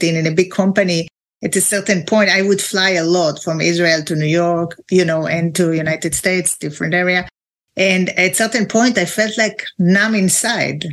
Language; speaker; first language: English; non-native, fluent; Hebrew